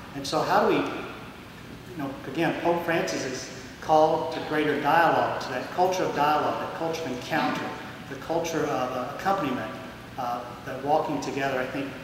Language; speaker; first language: English; native; English